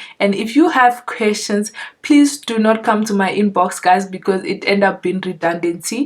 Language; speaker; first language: English; non-native, local second language; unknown